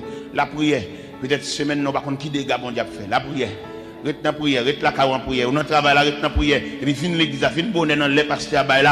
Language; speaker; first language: French; non-native, local second language; Haitian Creole